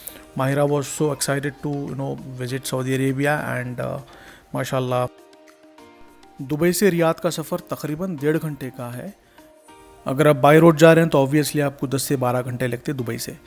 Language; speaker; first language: Hindi; native; Hindi